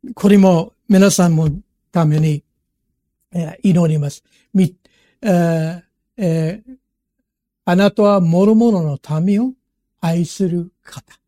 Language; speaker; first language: Japanese; non-native, fluent; English